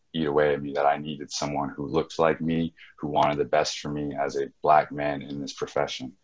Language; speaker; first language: English; native; English